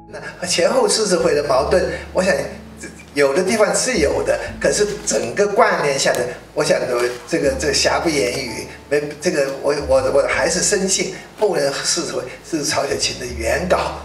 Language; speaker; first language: Chinese; native; Chinese